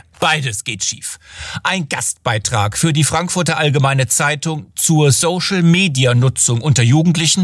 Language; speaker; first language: German; native; German